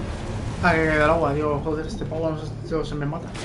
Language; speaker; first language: Spanish; native; Spanish